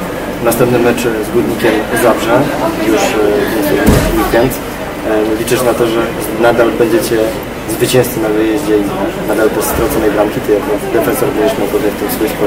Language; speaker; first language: Polish; native; Polish